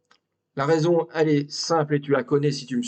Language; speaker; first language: French; native; French